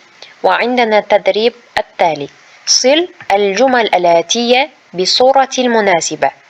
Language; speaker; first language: Arabic; non-native, fluent; Uzbek